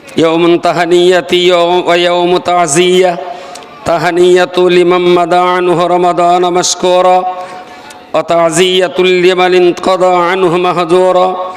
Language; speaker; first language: Arabic; non-native, fluent; Bangla